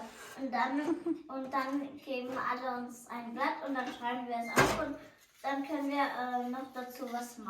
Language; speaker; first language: German; early bilingual, other home language; Marathi